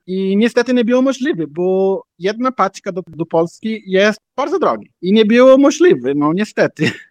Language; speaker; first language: Polish; non-native, learner; Portuguese